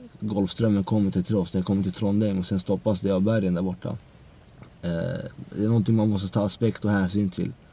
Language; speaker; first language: Swedish; early bilingual, other home language; Central Kurdish